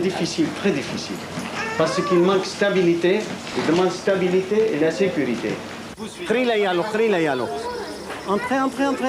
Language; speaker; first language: French; non-native, learner; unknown